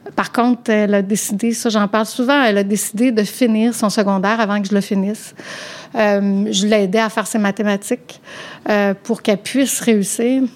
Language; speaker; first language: French; native; French